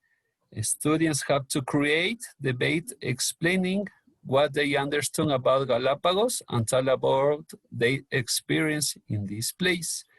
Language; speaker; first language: English; non-native, learner; Spanish